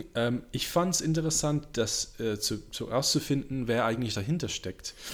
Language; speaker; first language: German; non-native, fluent; English